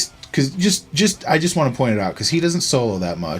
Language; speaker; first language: English; native; English